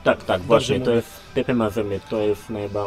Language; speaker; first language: Polish; non-native, learner; Lingala